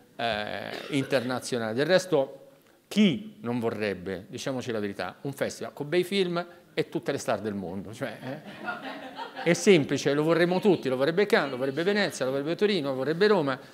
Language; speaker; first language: Italian; native; Italian